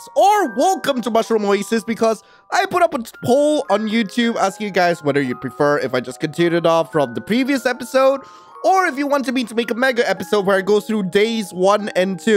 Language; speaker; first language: English; native; English